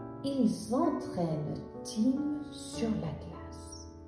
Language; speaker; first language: French; native; French